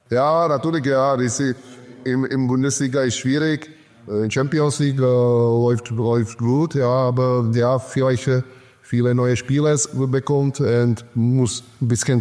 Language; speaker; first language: German; non-native, learner; Czech